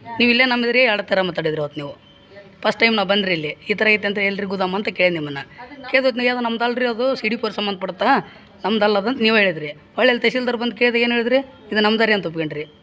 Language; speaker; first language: Kannada; native; Kannada